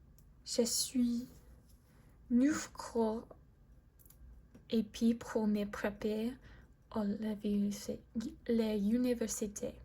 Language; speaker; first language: French; non-native, learner; English